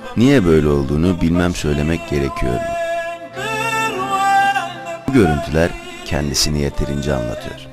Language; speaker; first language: Turkish; native; Turkish